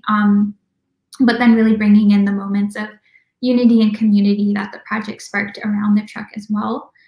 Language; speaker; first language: English; native; English